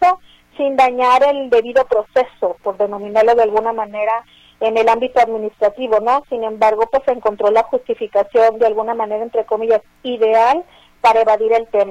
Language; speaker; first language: Spanish; native; Spanish